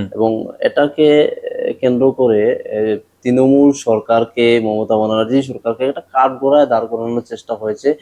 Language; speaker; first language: Bangla; native; Bangla